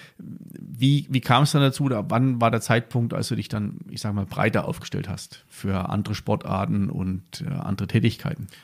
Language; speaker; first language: German; native; German